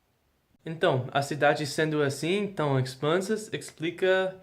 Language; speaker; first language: Portuguese; non-native, fluent; English